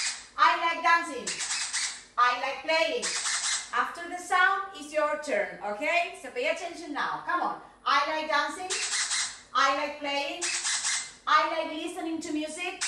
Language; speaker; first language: English; non-native, fluent; Spanish